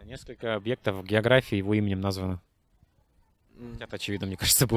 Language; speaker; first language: Russian; native; Russian